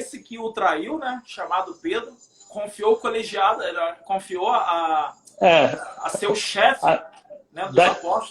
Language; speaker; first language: Portuguese; native; Portuguese